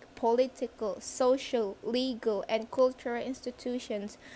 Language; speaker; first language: English; non-native, fluent; Indonesian